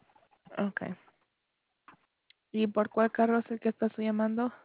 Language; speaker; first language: Spanish; early bilingual, heritage; Spanish